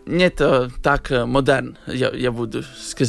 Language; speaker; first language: Russian; non-native, learner; Latvian